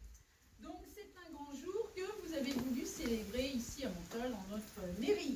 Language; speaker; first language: French; native; French